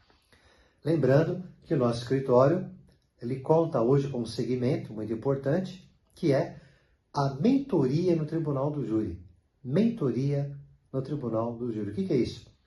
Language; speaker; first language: Portuguese; native; Portuguese